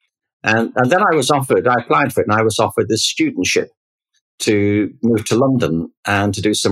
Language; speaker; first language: English; native; English